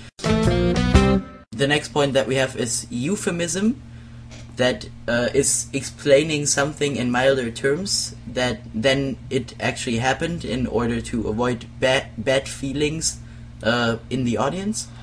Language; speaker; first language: English; non-native, fluent; German